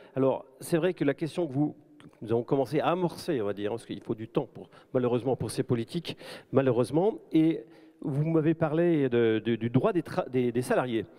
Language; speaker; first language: French; native; French